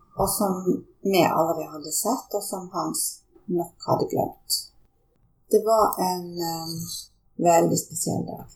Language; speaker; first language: Norwegian; native; Norwegian